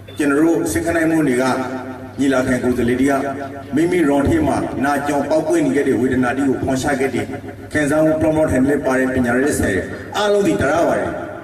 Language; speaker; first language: Burmese; native; Burmese